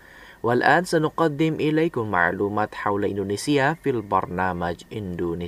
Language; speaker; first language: Arabic; non-native, fluent; Indonesian